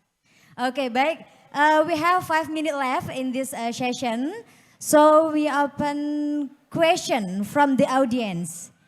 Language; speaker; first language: English; non-native, fluent; Indonesian